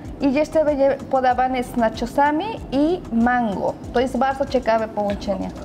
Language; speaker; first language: Polish; non-native, learner; Spanish